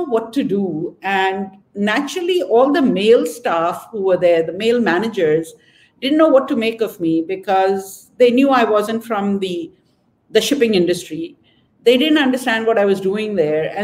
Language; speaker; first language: English; non-native, local second language; Urdu